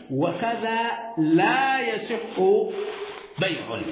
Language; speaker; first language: Arabic; non-native, fluent; Swahili